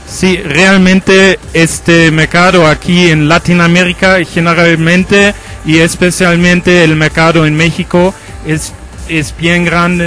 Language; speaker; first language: Spanish; non-native, fluent; German